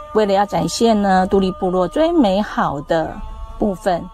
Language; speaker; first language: Chinese; native; Chinese